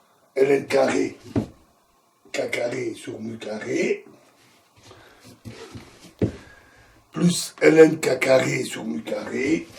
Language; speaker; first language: French; native; French